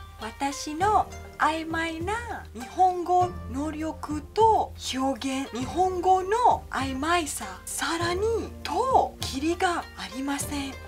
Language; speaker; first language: Japanese; non-native, fluent; Malay